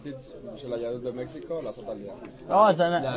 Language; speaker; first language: Hebrew; non-native, learner; Spanish